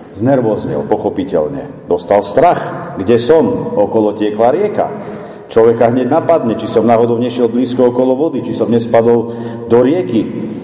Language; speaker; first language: Slovak; native; Slovak